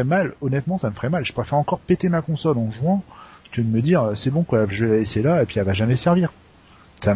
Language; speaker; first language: French; native; French